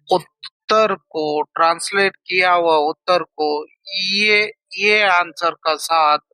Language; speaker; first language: Hindi; non-native, local second language; Kannada